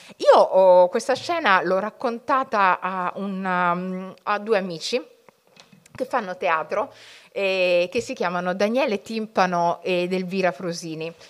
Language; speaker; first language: Italian; early bilingual, other home language; Somali